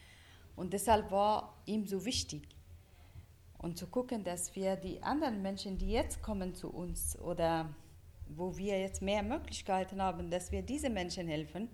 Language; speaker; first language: German; non-native, fluent; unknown